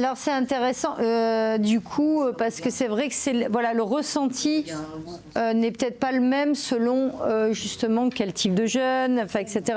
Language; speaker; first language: French; native; French